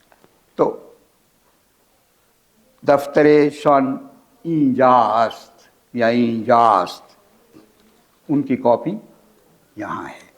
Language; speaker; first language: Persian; non-native, fluent; Urdu